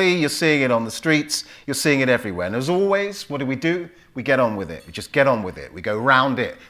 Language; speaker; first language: English; native; English